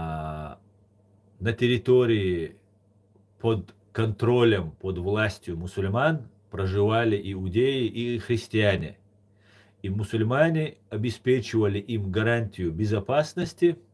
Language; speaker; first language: Russian; non-native, local second language; Chechen